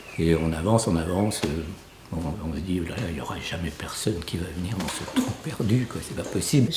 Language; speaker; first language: French; native; French